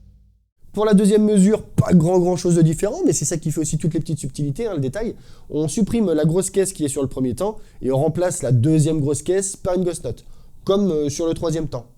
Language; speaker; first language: French; native; French